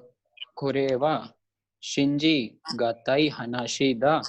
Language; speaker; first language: Japanese; non-native, learner; Hindi